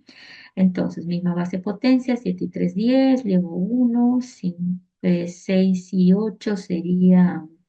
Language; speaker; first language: Spanish; native; Spanish